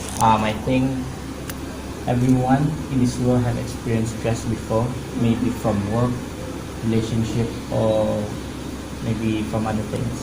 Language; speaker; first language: English; non-native, learner; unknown